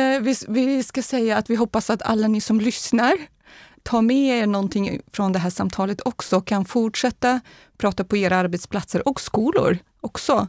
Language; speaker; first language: Swedish; non-native, fluent; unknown